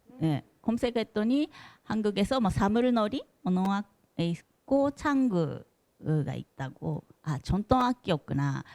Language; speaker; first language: Korean; non-native, fluent; Japanese